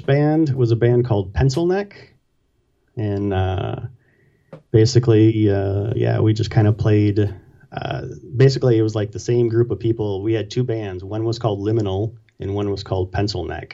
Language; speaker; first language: English; native; English